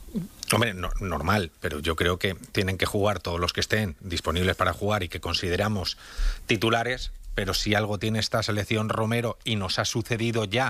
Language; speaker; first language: Spanish; native; Spanish